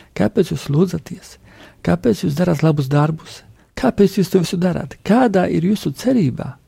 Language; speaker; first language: Latvian; non-native, fluent; Polish